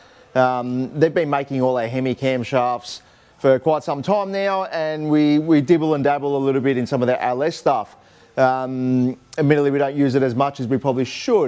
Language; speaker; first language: English; native; English